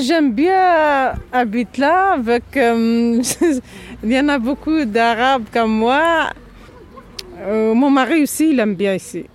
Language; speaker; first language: French; non-native, learner; Arabic